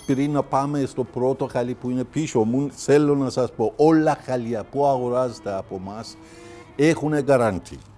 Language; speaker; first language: Greek; non-native, learner; Persian